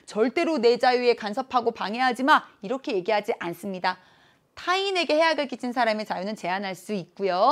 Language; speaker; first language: Korean; native; Korean